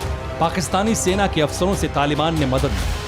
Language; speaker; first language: Hindi; native; Hindi